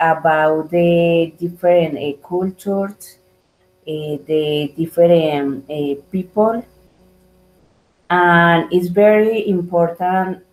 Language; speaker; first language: English; non-native, learner; Spanish